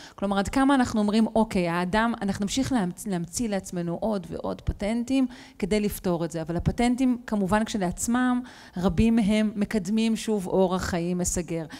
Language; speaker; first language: Hebrew; native; Hebrew